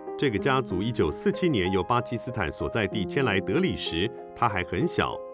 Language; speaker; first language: Chinese; native; Chinese